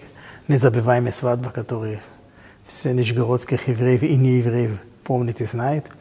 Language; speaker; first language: Russian; non-native, fluent; Hebrew